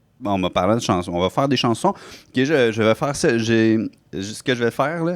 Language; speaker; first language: French; early bilingual, other home language; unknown